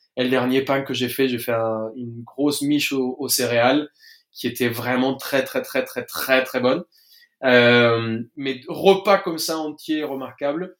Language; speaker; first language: French; non-native, fluent; Spanish